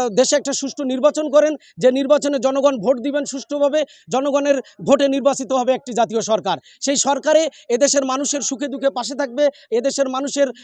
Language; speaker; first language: Bangla; native; Bangla